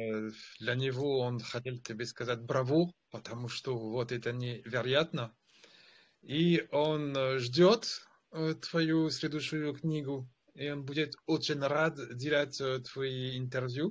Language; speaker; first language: Russian; non-native, fluent; French